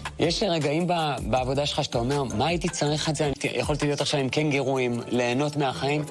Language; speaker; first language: Hebrew; native; Hebrew